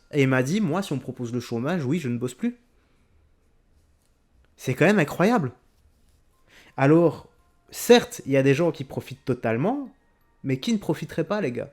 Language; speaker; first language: French; native; French